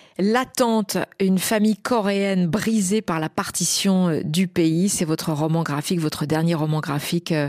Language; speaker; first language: French; native; French